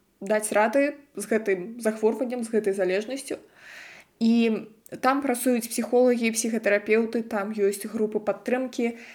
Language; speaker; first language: Belarusian; non-native, local second language; Russian